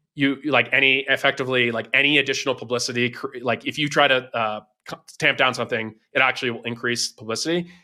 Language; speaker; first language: English; native; English